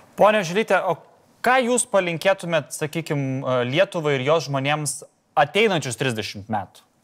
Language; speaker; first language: Lithuanian; native; Lithuanian